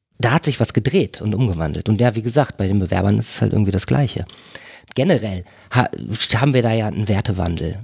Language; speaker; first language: German; native; German